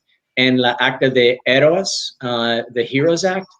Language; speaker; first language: Spanish; non-native, learner; English